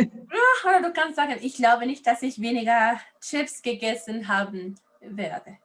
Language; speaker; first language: German; non-native, fluent; Spanish